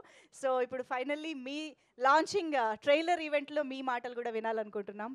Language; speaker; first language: Telugu; native; Telugu